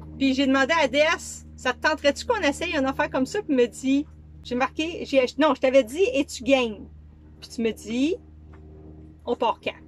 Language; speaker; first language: French; native; French